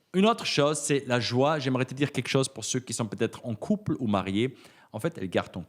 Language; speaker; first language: French; native; French